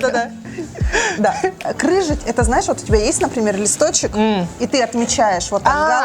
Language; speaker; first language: Russian; native; Russian